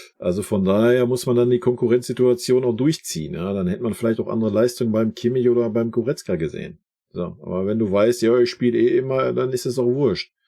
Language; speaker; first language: German; native; German